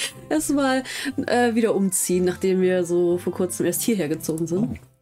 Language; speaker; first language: German; native; German